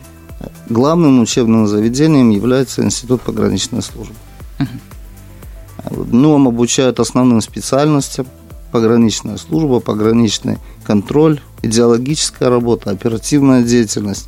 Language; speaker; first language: Russian; native; Russian